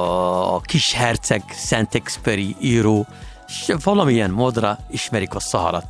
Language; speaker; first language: Hungarian; non-native, fluent; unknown